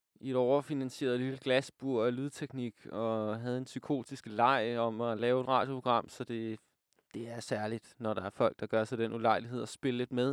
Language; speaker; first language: Danish; native; Danish